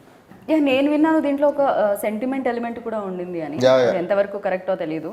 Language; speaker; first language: Telugu; native; Telugu